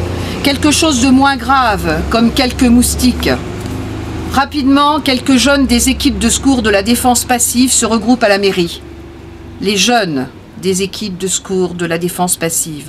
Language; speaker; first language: French; native; French